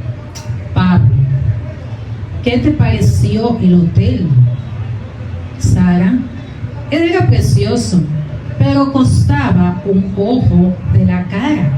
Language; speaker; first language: Spanish; non-native, fluent; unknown